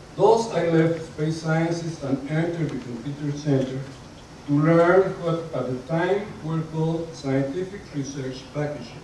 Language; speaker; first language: English; non-native, fluent; Spanish